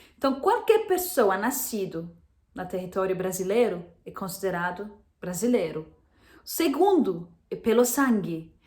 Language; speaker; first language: Portuguese; non-native, fluent; Arabic